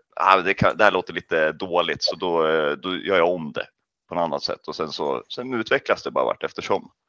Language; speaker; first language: Swedish; native; Swedish